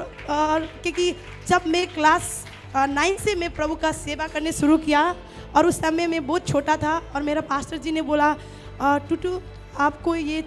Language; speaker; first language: Hindi; non-native, local second language; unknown